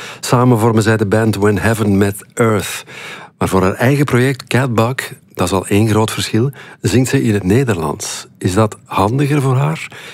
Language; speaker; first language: Dutch; native; Dutch